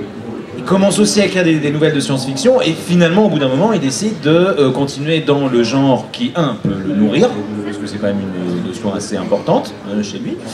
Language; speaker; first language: French; native; French